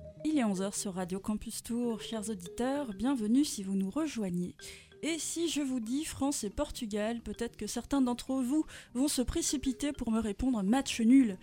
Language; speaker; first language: French; native; French